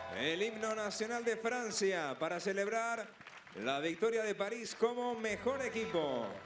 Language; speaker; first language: Spanish; native; Spanish